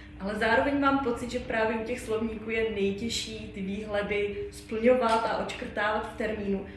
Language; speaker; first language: Czech; native; Czech